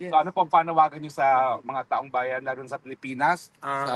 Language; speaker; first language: Filipino; native; Filipino